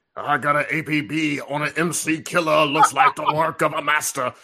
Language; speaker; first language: English; native; English